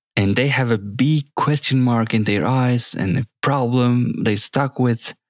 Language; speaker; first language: English; non-native, fluent; Turkish